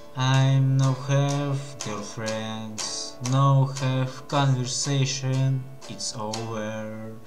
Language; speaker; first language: English; non-native, learner; Russian